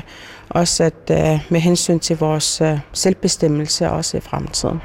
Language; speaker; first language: Danish; non-native, local second language; Kalaallisut